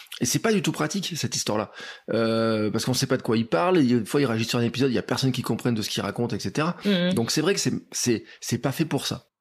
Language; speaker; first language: French; native; French